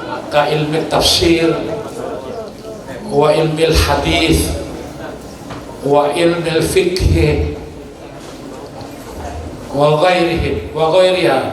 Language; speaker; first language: Arabic; non-native, fluent; Indonesian